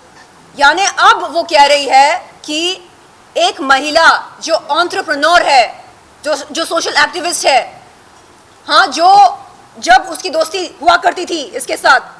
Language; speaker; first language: Hindi; native; Hindi